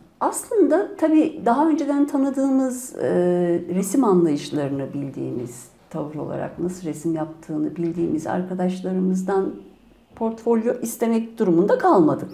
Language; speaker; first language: Turkish; native; Turkish